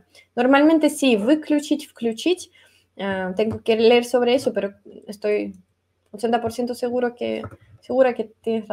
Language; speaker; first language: Spanish; non-native, fluent; Russian